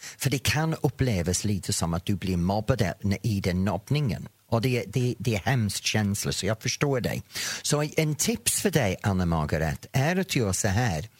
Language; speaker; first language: Swedish; non-native, fluent; English